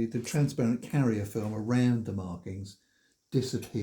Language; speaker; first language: English; native; English